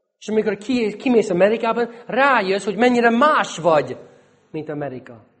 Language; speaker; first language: Hungarian; non-native, fluent; English